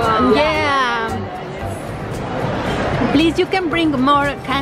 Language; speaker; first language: English; non-native, learner; Spanish